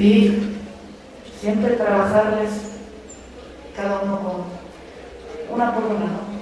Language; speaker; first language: Spanish; non-native, fluent; Romanian